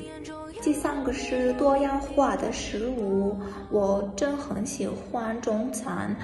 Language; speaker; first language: Chinese; non-native, learner; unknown